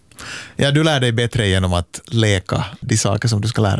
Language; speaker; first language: Swedish; native; Swedish